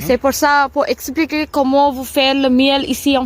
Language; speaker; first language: French; non-native, learner; Tamil